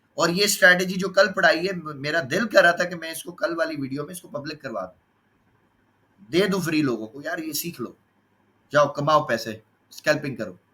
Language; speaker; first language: Urdu; non-native, local second language; Punjabi